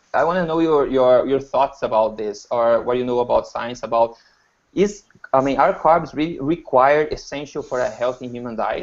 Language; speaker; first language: English; non-native, fluent; Portuguese